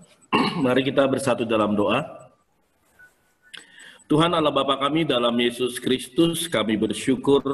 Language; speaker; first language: Indonesian; native; Indonesian